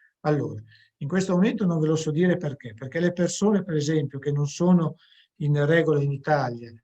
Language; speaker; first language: Italian; native; Italian